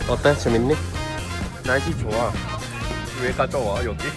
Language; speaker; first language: Korean; non-native, learner; Thai